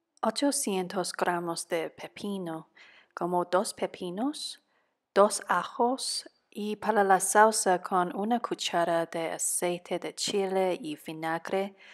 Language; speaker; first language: Spanish; non-native, fluent; Cantonese